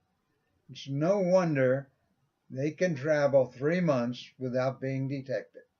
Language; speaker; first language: English; native; English